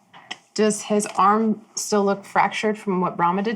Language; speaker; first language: English; native; English